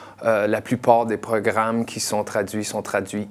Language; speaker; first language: French; non-native, local second language; English